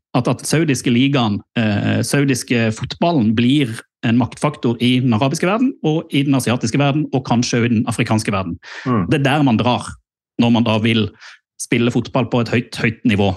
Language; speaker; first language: Norwegian; native; Norwegian